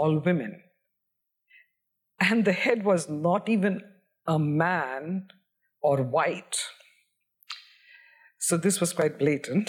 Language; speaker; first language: English; non-native, local second language; Hindi